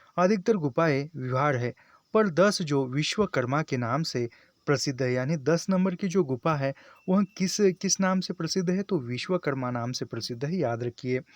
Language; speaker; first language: Hindi; non-native, local second language; Marathi